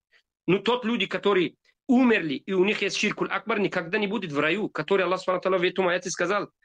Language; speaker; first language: Russian; non-native, fluent; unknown